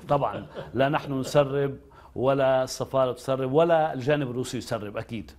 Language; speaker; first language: Arabic; native; Arabic